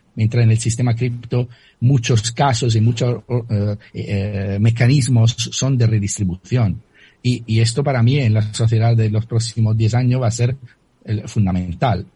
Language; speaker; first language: Spanish; non-native, fluent; Italian